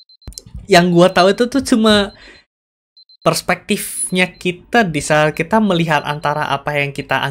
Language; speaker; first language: Indonesian; native; Indonesian